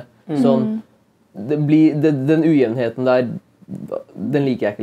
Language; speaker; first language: Norwegian; native; Norwegian